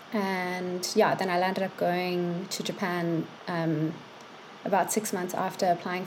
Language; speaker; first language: English; native; English